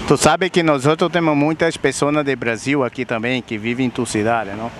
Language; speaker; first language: Spanish; non-native, learner; Portuguese